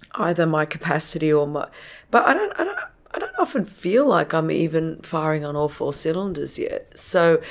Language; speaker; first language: English; non-native, local second language; Greek